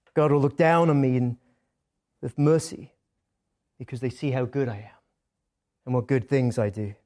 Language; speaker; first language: English; native; English